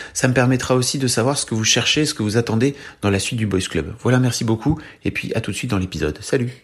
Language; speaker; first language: French; native; French